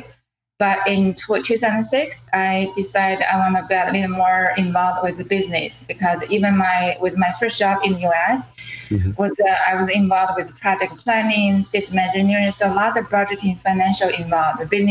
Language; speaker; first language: English; non-native, fluent; Chinese